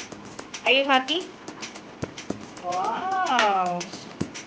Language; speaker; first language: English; non-native, local second language; Filipino